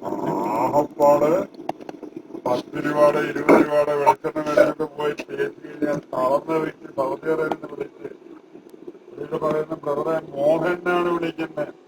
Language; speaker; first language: Malayalam; native; Malayalam